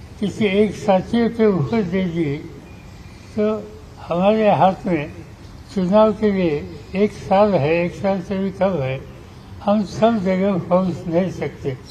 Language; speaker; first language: Hindi; non-native, local second language; Marathi